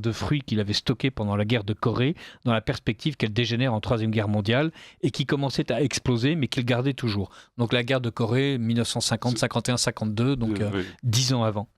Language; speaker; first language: French; native; French